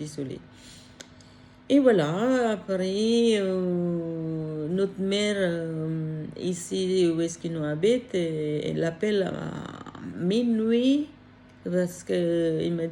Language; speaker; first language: French; non-native, learner; Filipino